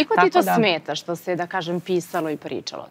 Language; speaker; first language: Serbian; native; Serbian